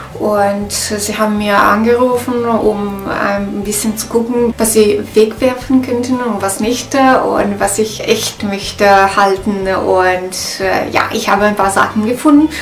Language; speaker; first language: German; non-native, learner; Italian